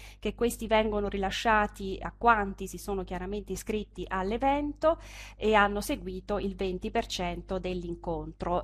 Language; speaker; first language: Italian; native; Italian